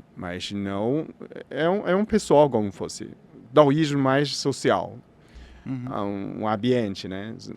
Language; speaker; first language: Portuguese; non-native, fluent; Chinese